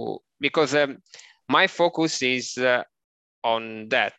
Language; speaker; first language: English; non-native, learner; Italian